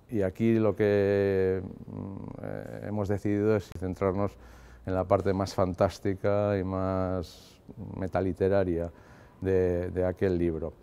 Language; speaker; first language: Spanish; native; Spanish